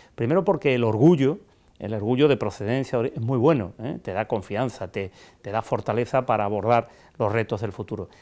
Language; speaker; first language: Spanish; native; Spanish